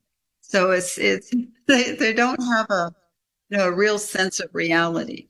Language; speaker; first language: English; native; English